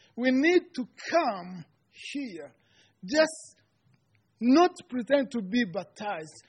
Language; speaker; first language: English; non-native, local second language; Kinyarwanda